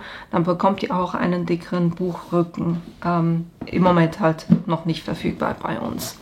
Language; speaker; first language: German; native; German